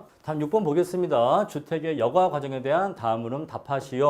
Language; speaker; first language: Korean; native; Korean